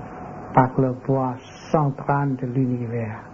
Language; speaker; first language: French; non-native, learner; Vietnamese